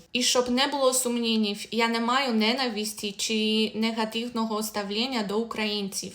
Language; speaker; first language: Ukrainian; non-native, learner; Polish